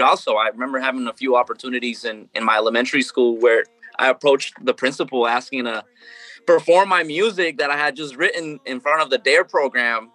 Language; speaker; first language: English; early bilingual, other home language; Spanish